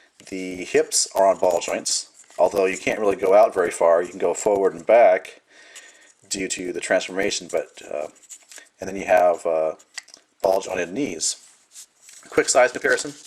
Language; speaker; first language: English; native; English